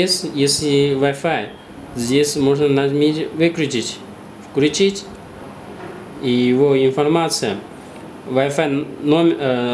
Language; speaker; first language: Russian; non-native, learner; Chinese